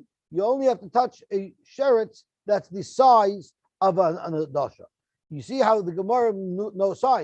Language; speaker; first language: English; native; English